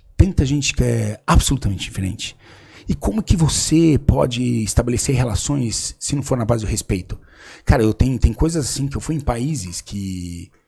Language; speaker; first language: Portuguese; native; Portuguese